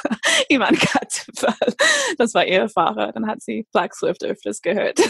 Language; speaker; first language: German; non-native, fluent; English